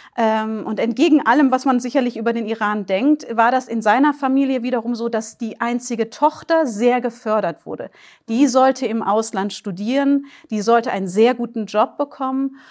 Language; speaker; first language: German; native; German